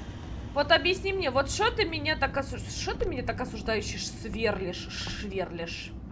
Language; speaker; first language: Russian; native; Russian